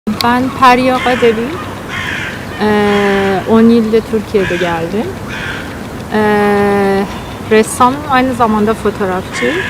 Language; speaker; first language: Turkish; non-native, learner; Persian